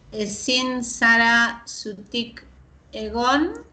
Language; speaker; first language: Basque; non-native, learner; Spanish